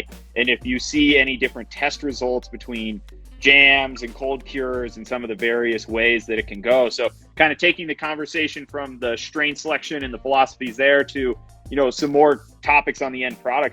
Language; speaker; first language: English; native; English